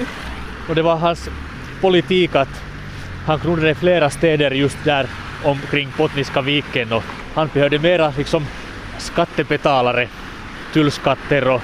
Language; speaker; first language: Swedish; non-native, local second language; Finnish